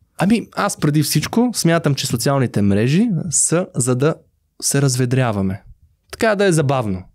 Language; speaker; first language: Bulgarian; native; Bulgarian